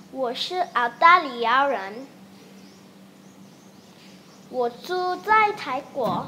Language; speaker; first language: Chinese; non-native, learner; English